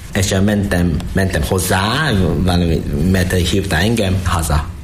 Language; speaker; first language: Hungarian; non-native, learner; Korean